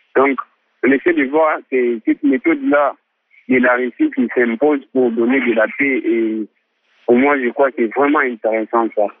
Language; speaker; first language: French; non-native, local second language; Swahili